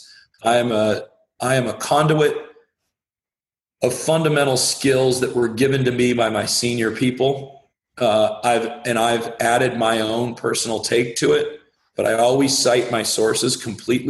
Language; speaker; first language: English; native; English